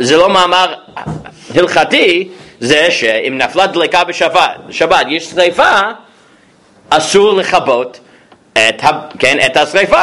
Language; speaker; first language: Hebrew; non-native, fluent; English